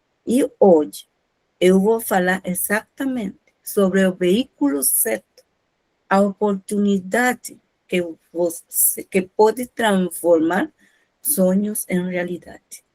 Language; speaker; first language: Portuguese; non-native, fluent; Spanish